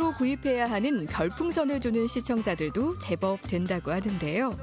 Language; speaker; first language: Korean; native; Korean